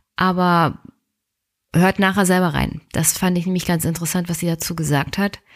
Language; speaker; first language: German; native; German